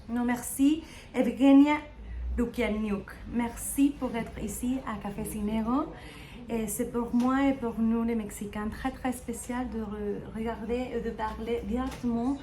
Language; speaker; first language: French; non-native, learner; Spanish